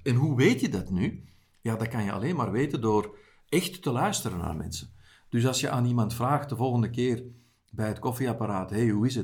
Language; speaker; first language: Dutch; native; Dutch